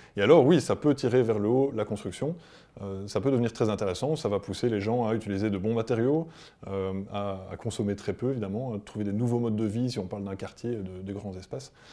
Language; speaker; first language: French; native; French